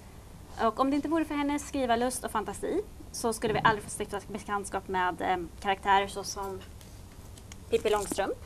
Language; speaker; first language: Swedish; native; Swedish